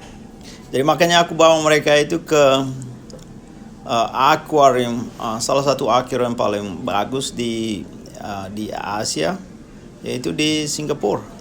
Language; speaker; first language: Indonesian; non-native, local second language; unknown